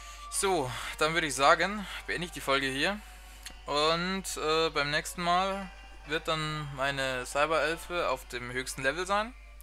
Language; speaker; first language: German; native; German